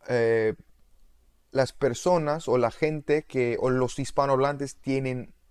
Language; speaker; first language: Spanish; non-native, learner; English